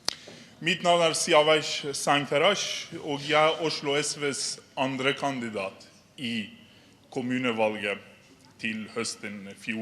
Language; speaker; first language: Norwegian; non-native, fluent; Persian